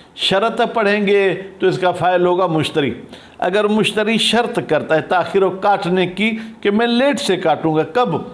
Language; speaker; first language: Urdu; non-native, local second language; Sindhi